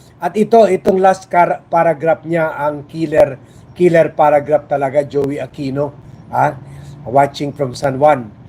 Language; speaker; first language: Filipino; non-native, local second language; Chavacano